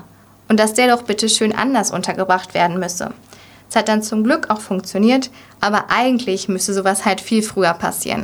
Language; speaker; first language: German; native; German